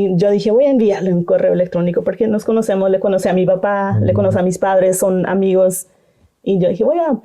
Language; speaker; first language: Spanish; non-native, local second language; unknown